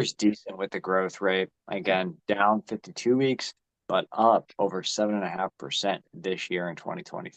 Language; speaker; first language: English; native; English